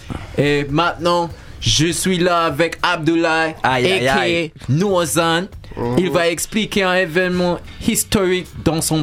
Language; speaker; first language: French; non-native, learner; English